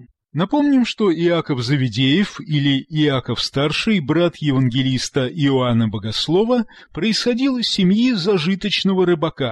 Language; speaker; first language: Russian; native; Russian